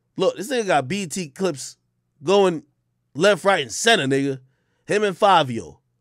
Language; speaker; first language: English; native; English